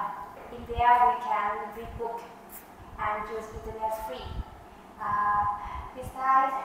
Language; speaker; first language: English; non-native, learner; Vietnamese